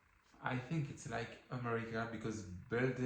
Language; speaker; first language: English; non-native, learner; French